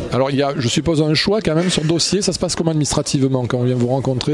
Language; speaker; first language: French; native; French